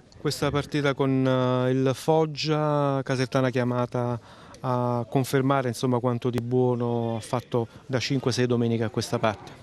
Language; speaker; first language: Italian; native; Italian